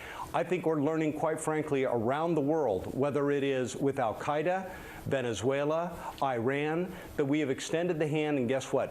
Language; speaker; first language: English; native; English